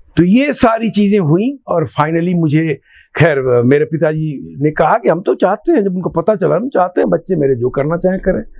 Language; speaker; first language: Hindi; non-native, local second language; Bhojpuri